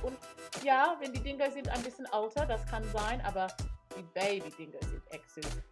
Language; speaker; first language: German; non-native, fluent; English